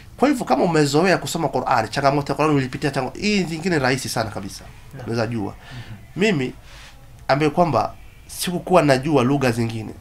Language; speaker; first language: Swahili; non-native, local second language; Somali